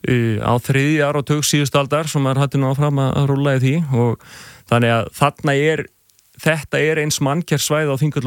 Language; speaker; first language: Icelandic; native; Icelandic